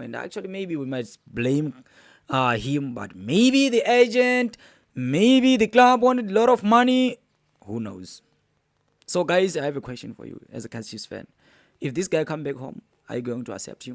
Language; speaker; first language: English; non-native, local second language; Zulu